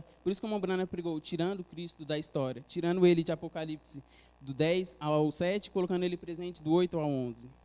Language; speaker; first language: Portuguese; native; Portuguese